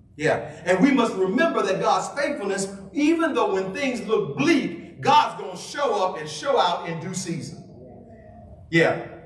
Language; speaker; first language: English; native; English